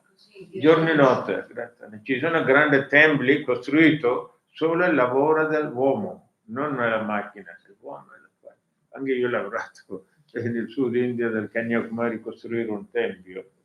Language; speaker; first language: Italian; non-native, learner; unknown